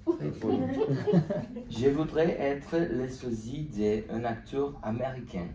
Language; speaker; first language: French; non-native, learner; Portuguese